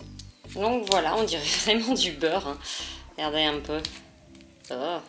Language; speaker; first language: French; native; French